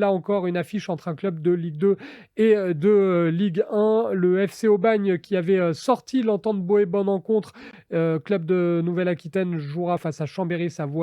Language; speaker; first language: French; native; French